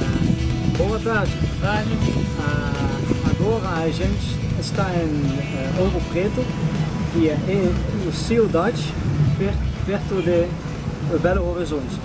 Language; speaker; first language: Portuguese; non-native, learner; Dutch